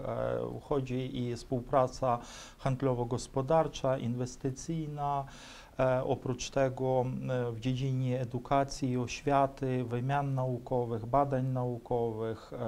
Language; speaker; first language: Polish; non-native, fluent; Ukrainian